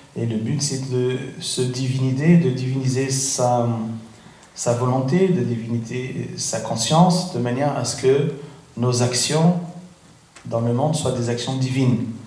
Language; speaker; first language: French; non-native, fluent; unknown